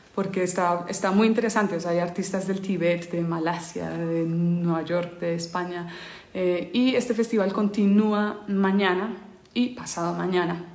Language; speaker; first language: Spanish; early bilingual, heritage; Spanish